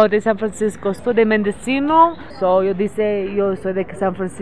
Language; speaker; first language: Spanish; non-native, learner; English